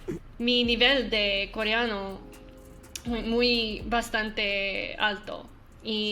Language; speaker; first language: Spanish; non-native, learner; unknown